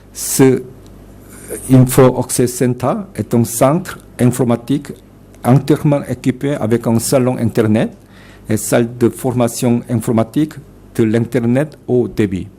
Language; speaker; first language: French; non-native, fluent; Korean